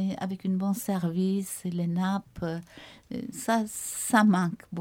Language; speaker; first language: French; non-native, fluent; Turkish